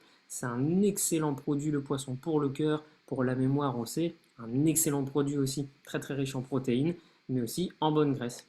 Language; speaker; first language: French; native; French